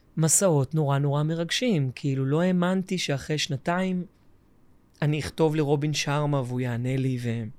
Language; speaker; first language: Hebrew; native; Hebrew